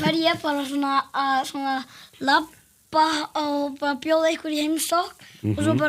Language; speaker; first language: Icelandic; early bilingual, other home language; Portuguese